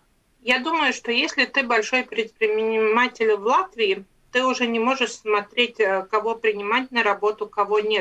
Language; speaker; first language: Russian; non-native, local second language; Latvian